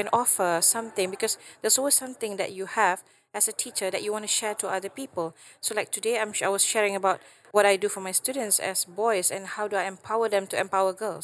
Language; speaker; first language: English; non-native, local second language; Malay